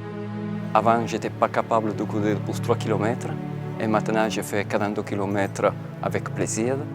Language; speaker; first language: French; non-native, fluent; Italian